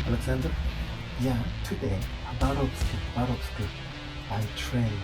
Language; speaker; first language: English; non-native, learner; Korean